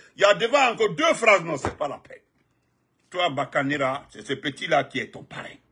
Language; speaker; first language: French; non-native, local second language; Fula